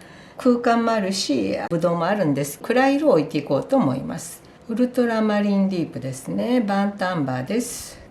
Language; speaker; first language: Japanese; native; Japanese